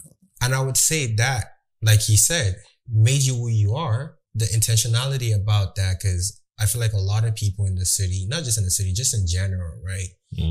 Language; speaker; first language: English; non-native, local second language; Yoruba